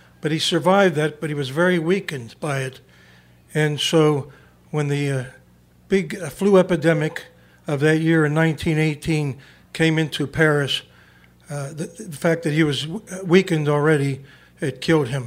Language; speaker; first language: English; native; English